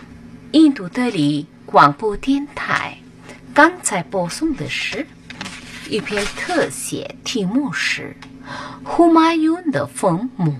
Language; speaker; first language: Chinese; non-native, learner; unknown